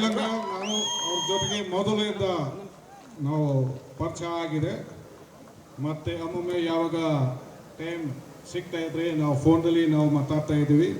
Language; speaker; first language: Kannada; non-native, fluent; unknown